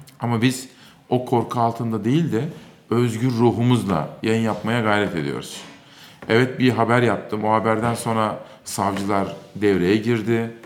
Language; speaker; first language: Turkish; native; Turkish